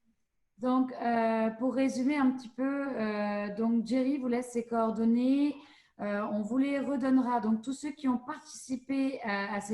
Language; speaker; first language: French; native; French